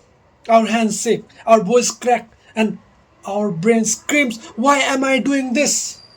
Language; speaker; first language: English; non-native, local second language; Nepali